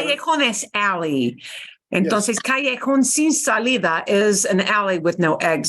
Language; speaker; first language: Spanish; non-native, fluent; English